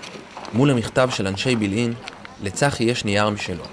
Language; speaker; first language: Hebrew; native; Hebrew